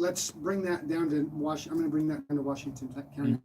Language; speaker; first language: English; native; English